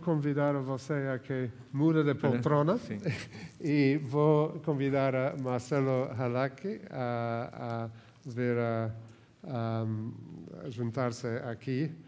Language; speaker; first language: Portuguese; non-native, fluent; Spanish